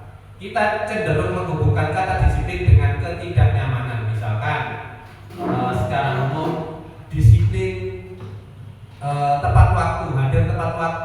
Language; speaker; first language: Indonesian; native; Indonesian